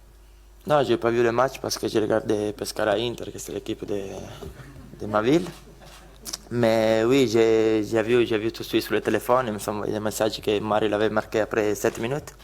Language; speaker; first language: French; non-native, learner; Italian